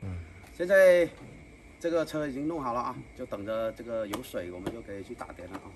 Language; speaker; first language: Chinese; native; Chinese